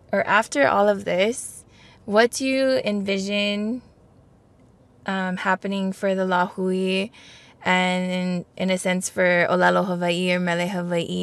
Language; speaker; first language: English; native; English